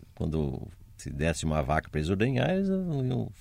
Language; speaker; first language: Portuguese; native; Portuguese